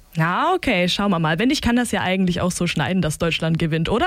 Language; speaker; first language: German; native; German